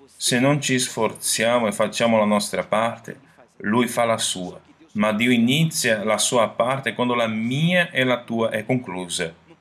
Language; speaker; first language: Italian; non-native, fluent; Portuguese